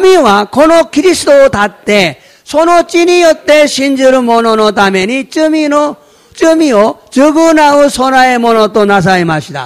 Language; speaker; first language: Japanese; non-native, fluent; Korean